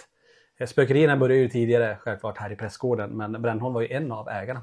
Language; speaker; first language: Swedish; native; Swedish